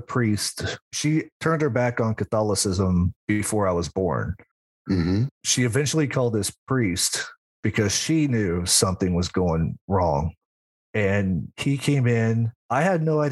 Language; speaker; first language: English; native; English